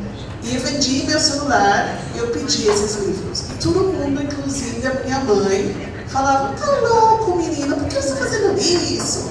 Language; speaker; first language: Portuguese; non-native, fluent; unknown